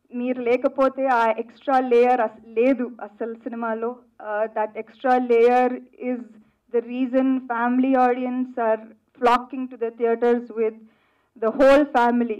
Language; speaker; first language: Telugu; non-native, fluent; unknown